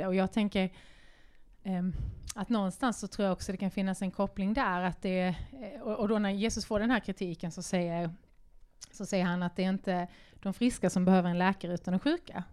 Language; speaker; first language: Swedish; native; Swedish